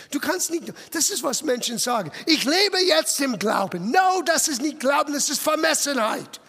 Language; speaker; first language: German; non-native, fluent; English